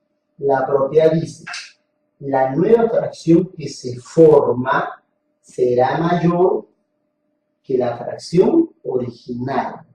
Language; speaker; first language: Spanish; native; Spanish